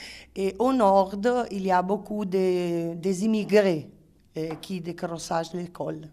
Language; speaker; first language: French; non-native, learner; Italian